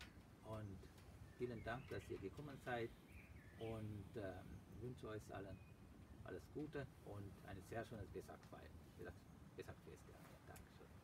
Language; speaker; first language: German; non-native, fluent; Sinhala